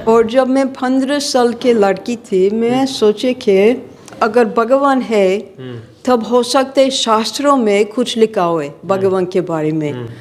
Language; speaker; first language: Hindi; non-native, fluent; English